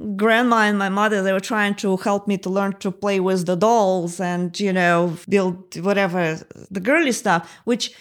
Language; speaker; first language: English; non-native, fluent; Russian